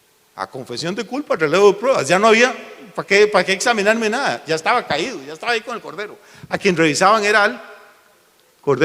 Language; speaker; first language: Spanish; native; Spanish